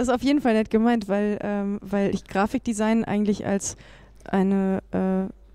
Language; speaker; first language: German; native; German